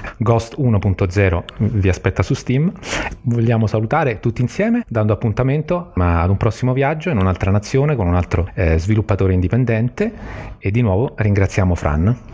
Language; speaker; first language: Italian; native; Italian